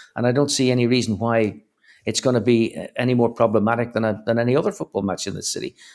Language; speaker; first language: English; native; English